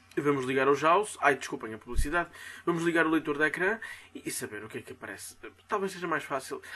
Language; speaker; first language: Portuguese; native; Portuguese